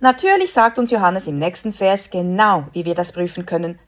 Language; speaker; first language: German; native; German